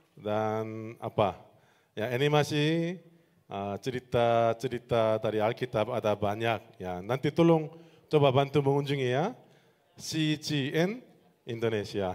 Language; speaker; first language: Indonesian; non-native, learner; Korean